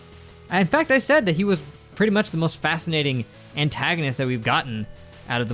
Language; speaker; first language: English; native; English